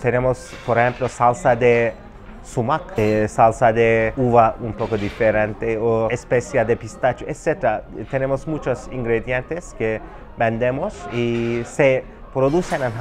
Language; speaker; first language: Spanish; non-native, fluent; Turkish